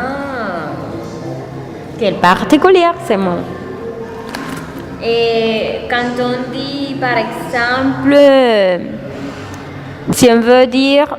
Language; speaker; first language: French; non-native, learner; Spanish